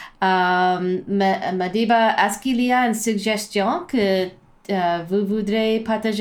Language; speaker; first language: French; non-native, learner; English